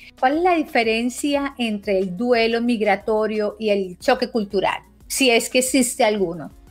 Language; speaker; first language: Spanish; native; Spanish